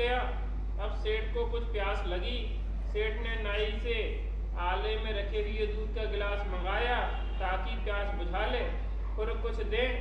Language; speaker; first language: Hindi; native; Hindi